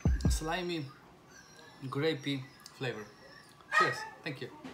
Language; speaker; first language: English; non-native, fluent; Polish